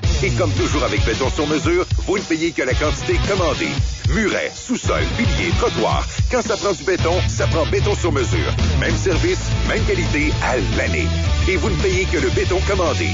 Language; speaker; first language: French; native; French